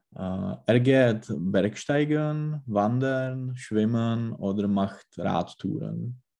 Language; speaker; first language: German; non-native, learner; Czech